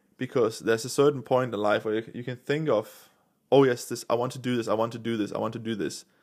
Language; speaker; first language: English; non-native, fluent; Danish